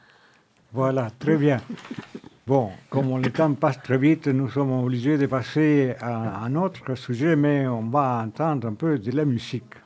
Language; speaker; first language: French; non-native, fluent; Spanish